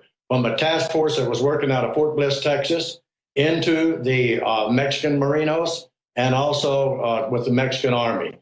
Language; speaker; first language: English; native; English